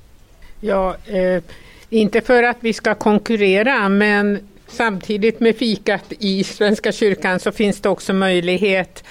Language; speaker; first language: Swedish; native; Swedish